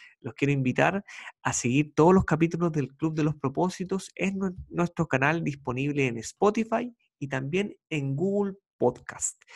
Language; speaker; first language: Spanish; native; Spanish